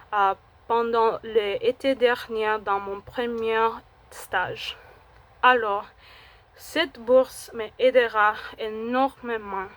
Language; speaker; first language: French; non-native, fluent; Spanish